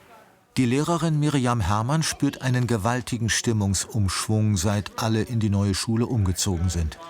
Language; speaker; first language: German; native; German